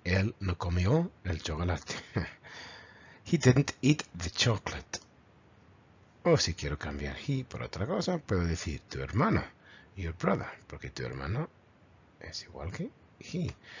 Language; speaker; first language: Spanish; native; Spanish